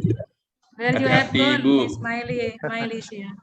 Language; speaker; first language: English; non-native, learner; Indonesian